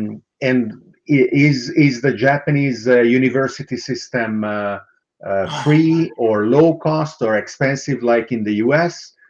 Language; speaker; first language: English; non-native, fluent; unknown